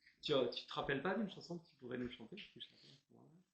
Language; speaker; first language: French; native; French